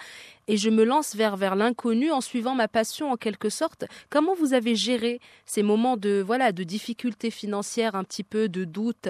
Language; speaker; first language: French; native; French